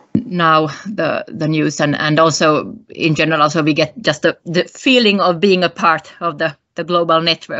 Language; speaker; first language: English; non-native, fluent; Finnish